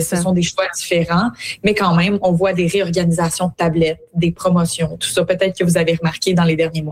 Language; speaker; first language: French; native; French